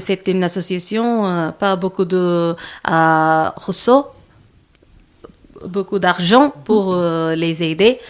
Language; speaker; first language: French; non-native, learner; Malayalam